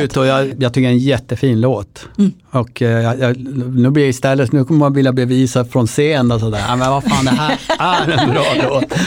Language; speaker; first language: Swedish; native; Swedish